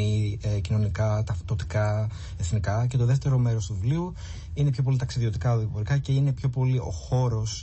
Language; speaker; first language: Greek; native; Greek